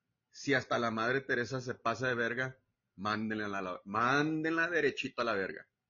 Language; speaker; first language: Spanish; early bilingual, heritage; Spanish